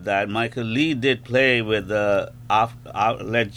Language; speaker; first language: English; non-native, local second language; Bangla